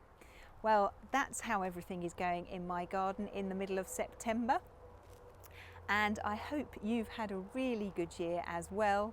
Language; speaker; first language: English; native; English